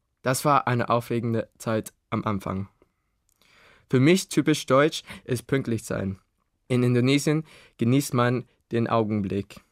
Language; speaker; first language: German; early bilingual, other home language; Indonesian